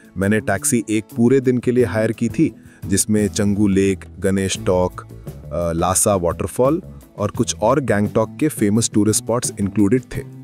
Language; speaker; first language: Hindi; non-native, fluent; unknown